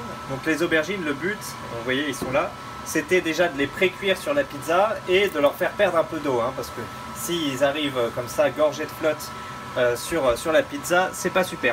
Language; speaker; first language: French; native; French